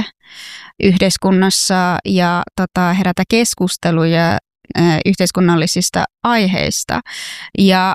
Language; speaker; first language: Finnish; non-native, fluent; Persian